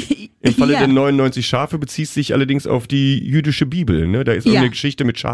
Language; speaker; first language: German; native; German